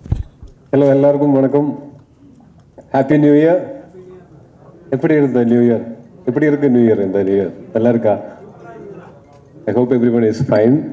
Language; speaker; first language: Tamil; non-native, learner; Malayalam